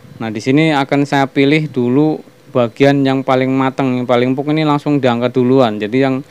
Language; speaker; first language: Indonesian; non-native, local second language; Javanese